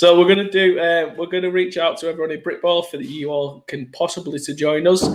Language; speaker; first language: English; native; English